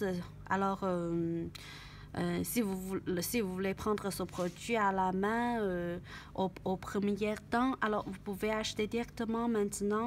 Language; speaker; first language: French; non-native, learner; Chinese